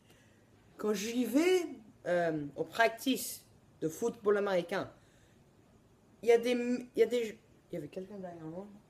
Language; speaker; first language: French; non-native, learner; English